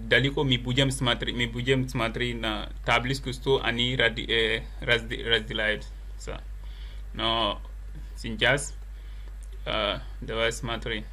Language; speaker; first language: Russian; non-native, learner; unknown